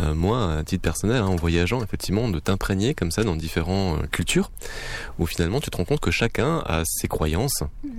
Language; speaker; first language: French; native; French